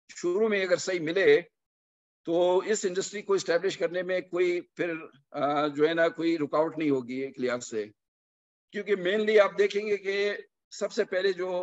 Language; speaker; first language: Urdu; non-native, local second language; Punjabi